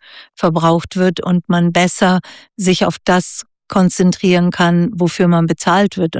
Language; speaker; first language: German; native; German